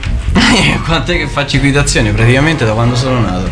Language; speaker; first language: Italian; native; Italian